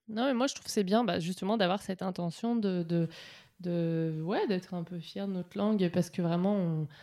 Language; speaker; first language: French; native; French